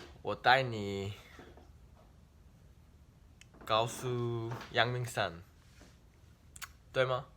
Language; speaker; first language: Chinese; non-native, learner; Korean